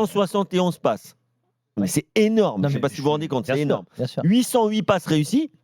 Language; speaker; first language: French; native; French